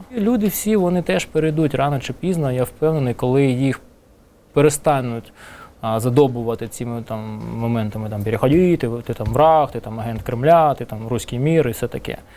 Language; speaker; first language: Ukrainian; non-native, local second language; Russian